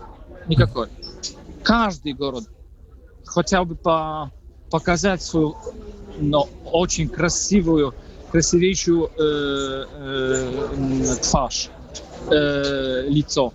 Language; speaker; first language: Russian; non-native, fluent; Polish